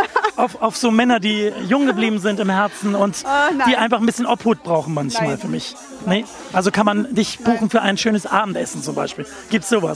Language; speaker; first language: German; native; German